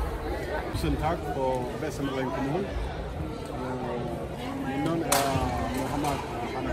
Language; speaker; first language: Danish; non-native, learner; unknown